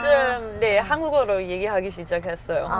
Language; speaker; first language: Korean; non-native, learner; German